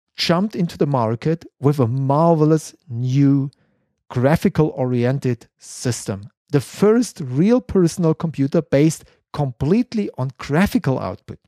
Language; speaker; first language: English; non-native, fluent; German